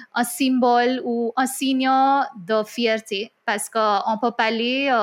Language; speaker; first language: French; non-native, fluent; Hindi